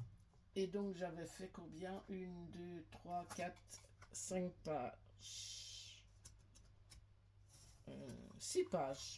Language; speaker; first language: French; native; French